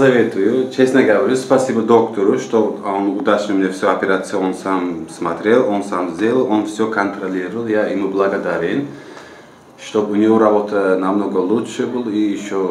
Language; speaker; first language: Russian; non-native, local second language; Uzbek